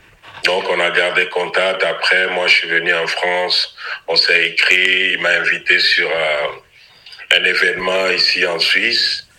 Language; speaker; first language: French; non-native, local second language; Ewe